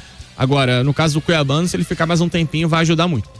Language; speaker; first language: Portuguese; native; Portuguese